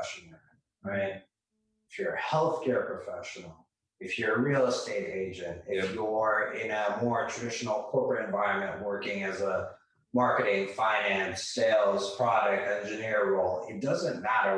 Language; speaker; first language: English; native; English